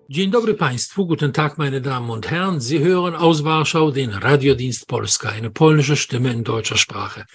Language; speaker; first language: German; non-native, fluent; Polish